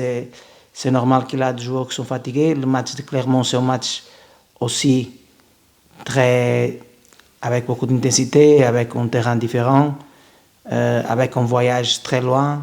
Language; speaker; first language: French; non-native, fluent; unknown